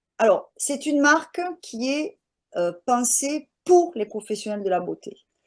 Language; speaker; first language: French; native; French